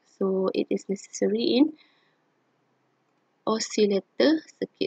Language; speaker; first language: English; non-native, local second language; Malay